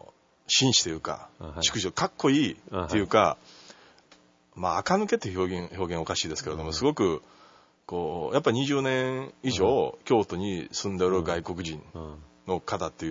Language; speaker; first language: Japanese; native; Japanese